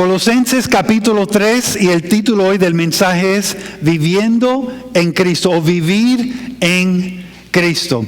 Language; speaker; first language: Spanish; non-native, fluent; English